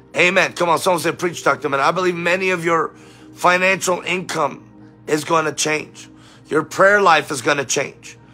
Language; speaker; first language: English; native; English